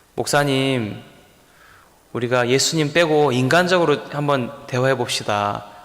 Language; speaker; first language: Korean; native; Korean